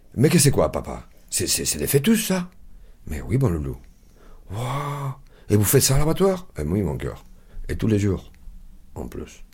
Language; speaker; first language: French; non-native, fluent; Spanish